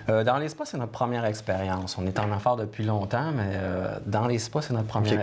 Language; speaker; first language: French; native; French